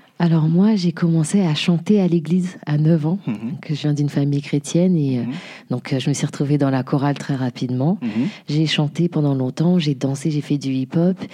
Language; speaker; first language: French; early bilingual, other home language; Haitian Creole